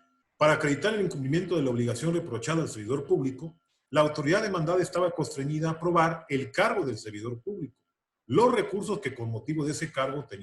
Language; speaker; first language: Spanish; native; Spanish